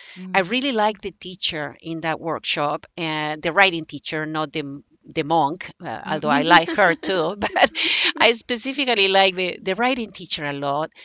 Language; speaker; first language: English; non-native, fluent; Spanish